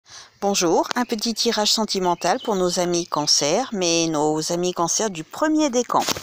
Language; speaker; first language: French; native; French